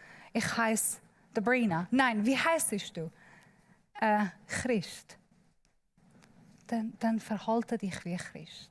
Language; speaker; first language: German; non-native, learner; Persian